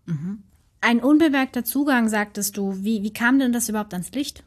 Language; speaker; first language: German; native; German